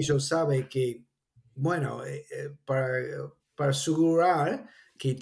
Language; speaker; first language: Spanish; non-native, fluent; English